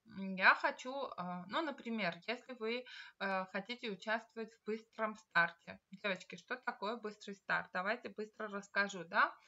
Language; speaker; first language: Russian; non-native, local second language; Armenian